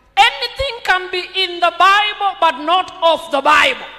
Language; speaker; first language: English; non-native, local second language; Swahili